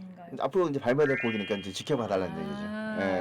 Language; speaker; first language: Korean; native; Korean